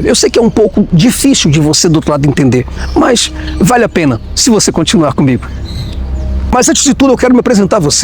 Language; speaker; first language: Portuguese; native; Portuguese